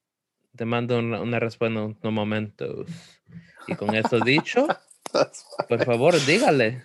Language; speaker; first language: Spanish; early bilingual, heritage; Spanish